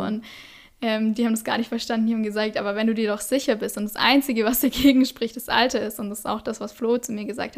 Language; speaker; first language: German; native; German